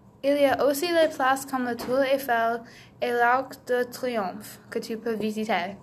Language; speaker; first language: French; non-native, learner; English